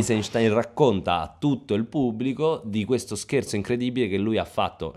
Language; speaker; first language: Italian; native; Italian